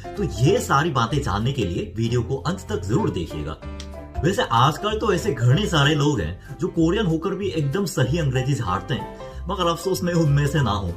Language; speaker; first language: Hindi; non-native, fluent; Korean